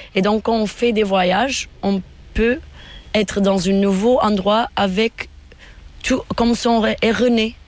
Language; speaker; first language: French; non-native, fluent; Portuguese